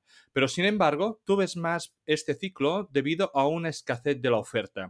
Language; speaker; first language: Spanish; native; Spanish